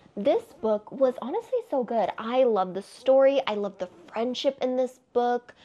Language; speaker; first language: English; native; English